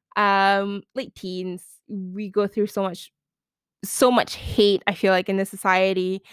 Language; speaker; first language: English; non-native, local second language; Malay